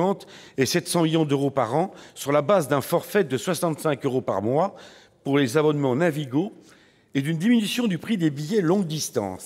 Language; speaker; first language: French; native; French